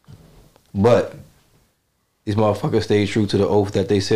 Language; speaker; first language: English; native; English